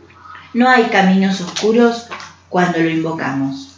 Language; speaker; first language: Spanish; native; Spanish